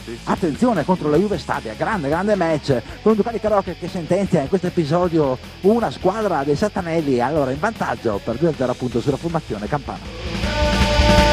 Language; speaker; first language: Italian; native; Italian